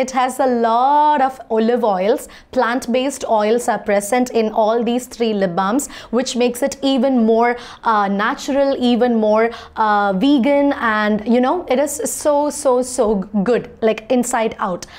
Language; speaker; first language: English; non-native, local second language; Malayalam